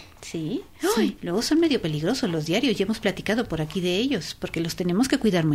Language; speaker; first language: Spanish; native; Spanish